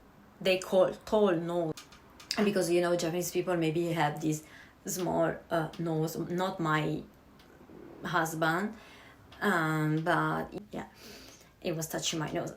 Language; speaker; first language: English; non-native, fluent; Italian